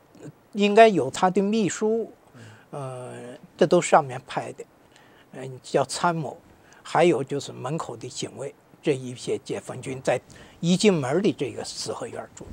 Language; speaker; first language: Chinese; native; Chinese